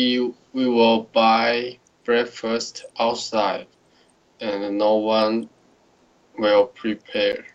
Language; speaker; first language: English; non-native, learner; Chinese